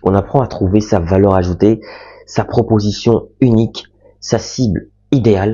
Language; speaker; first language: French; native; French